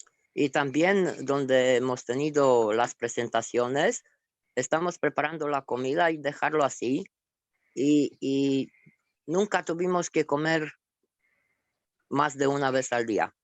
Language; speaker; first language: Spanish; non-native, fluent; Romanian